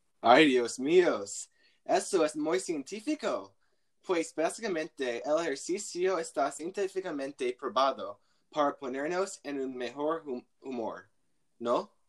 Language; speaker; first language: Spanish; non-native, learner; English